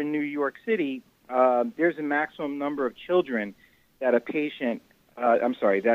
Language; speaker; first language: English; native; English